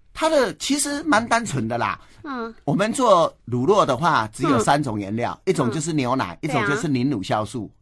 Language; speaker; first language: Chinese; native; Chinese